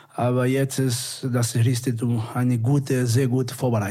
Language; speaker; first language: German; non-native, learner; Portuguese